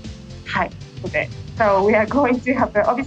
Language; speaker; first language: English; non-native, fluent; Japanese